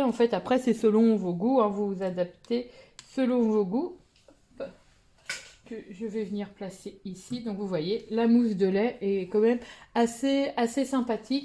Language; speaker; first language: French; native; French